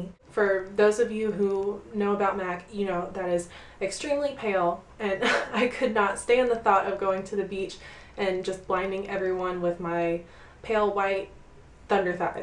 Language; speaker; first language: English; native; English